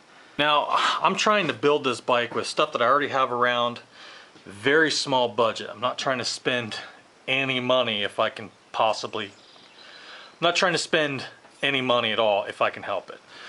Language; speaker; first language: English; native; English